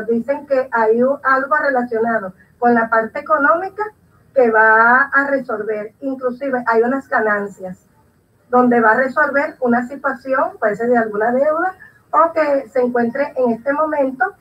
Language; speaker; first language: Spanish; native; Spanish